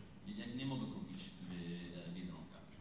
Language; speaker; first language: Polish; non-native, learner; English